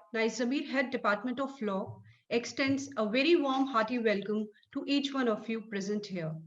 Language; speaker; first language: English; non-native, local second language; Hindi